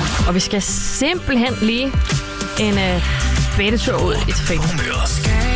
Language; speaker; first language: Danish; native; Danish